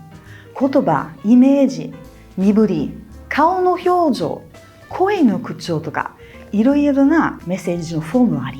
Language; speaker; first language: Japanese; non-native, fluent; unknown